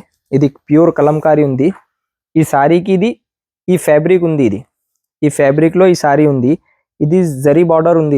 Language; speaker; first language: Telugu; non-native, local second language; Urdu